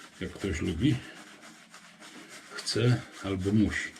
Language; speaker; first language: Polish; native; Polish